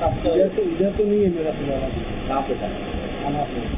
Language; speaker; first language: Hindi; non-native, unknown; Bangla